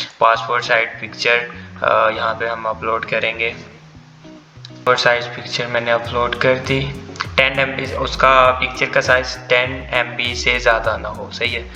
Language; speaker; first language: Urdu; non-native, local second language; Punjabi